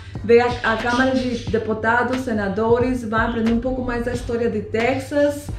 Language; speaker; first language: Portuguese; non-native, fluent; Spanish